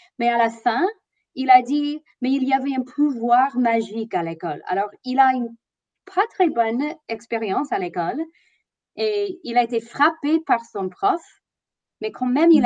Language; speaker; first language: French; non-native, fluent; English